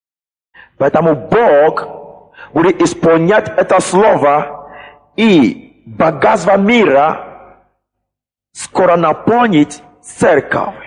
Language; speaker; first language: Russian; non-native, fluent; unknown